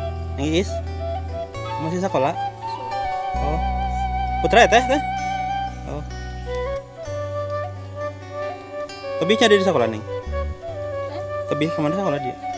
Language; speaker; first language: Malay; non-native, local second language; Sundanese